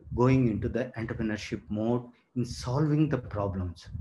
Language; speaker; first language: English; non-native, local second language; Telugu